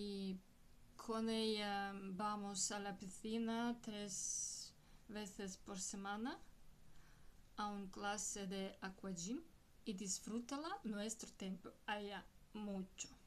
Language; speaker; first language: Spanish; non-native, learner; Russian